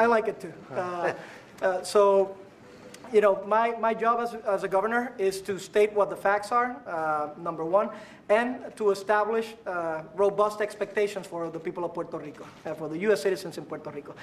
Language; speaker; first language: English; non-native, fluent; Spanish